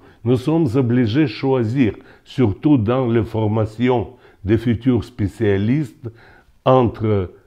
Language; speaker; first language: French; non-native, local second language; Ukrainian